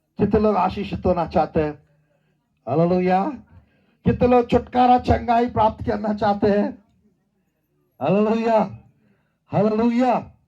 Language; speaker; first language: Hindi; non-native, local second language; Telugu